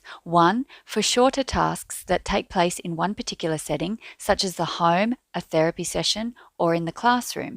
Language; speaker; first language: English; native; English